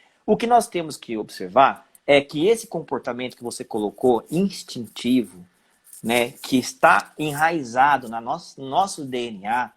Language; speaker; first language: Portuguese; native; Portuguese